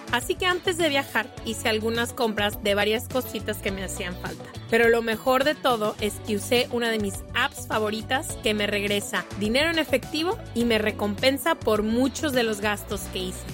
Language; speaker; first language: Spanish; native; Spanish